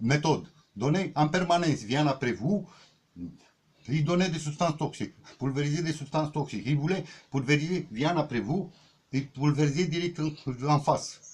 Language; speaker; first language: French; non-native, learner; Romanian